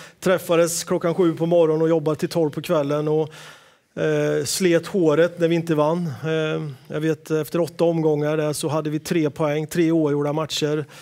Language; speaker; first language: Swedish; native; Swedish